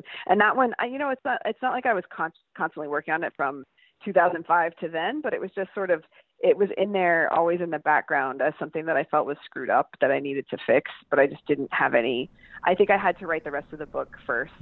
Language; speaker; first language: English; native; English